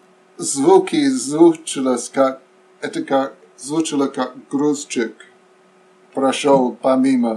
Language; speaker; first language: Russian; non-native, fluent; English